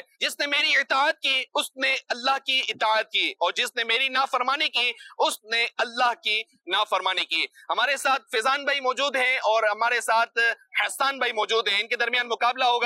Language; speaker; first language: Urdu; native; Urdu